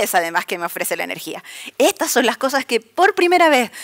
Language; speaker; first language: Spanish; native; Spanish